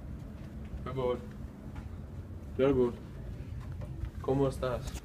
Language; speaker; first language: Spanish; non-native, learner; English